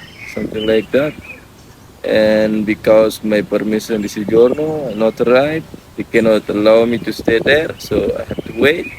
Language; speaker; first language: English; non-native, learner; Indonesian